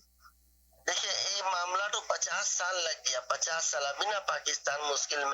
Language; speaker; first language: Hindi; early bilingual, heritage; Urdu